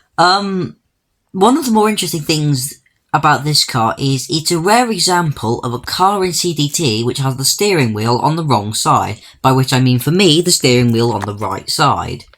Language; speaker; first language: English; native; English